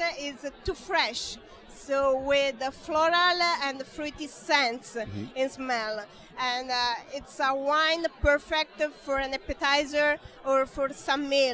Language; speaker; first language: English; non-native, learner; Italian